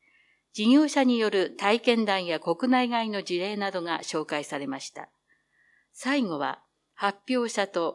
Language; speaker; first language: Japanese; native; Japanese